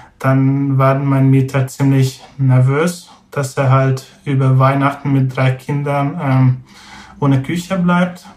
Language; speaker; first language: German; non-native, fluent; Hungarian